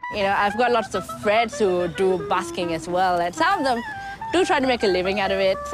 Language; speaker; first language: English; non-native, local second language; Bangla